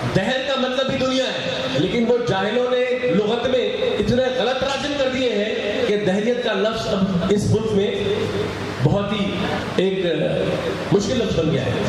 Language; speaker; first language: Urdu; non-native, local second language; Sindhi